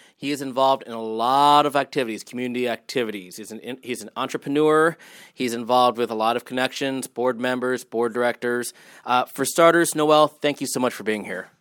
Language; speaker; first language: English; native; English